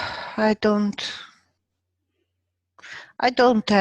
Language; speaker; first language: English; non-native, fluent; German